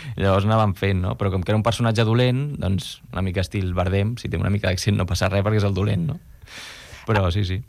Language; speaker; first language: Catalan; non-native, local second language; Spanish